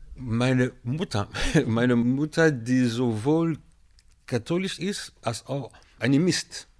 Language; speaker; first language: German; non-native, fluent; French